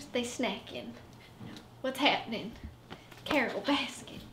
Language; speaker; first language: English; native; English